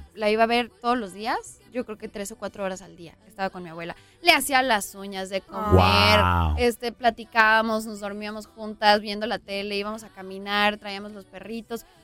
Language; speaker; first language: Spanish; native; Spanish